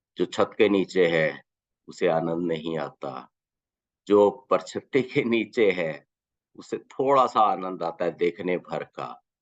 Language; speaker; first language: Hindi; native; Hindi